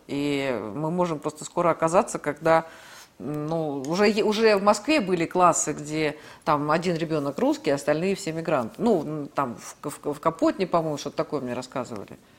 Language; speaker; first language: Russian; native; Russian